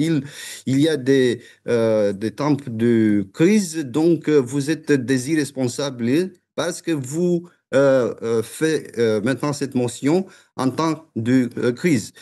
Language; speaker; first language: French; non-native, fluent; Romanian